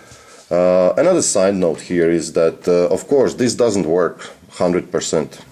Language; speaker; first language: English; non-native, fluent; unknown